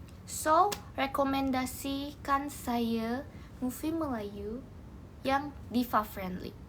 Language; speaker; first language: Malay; non-native, learner; Indonesian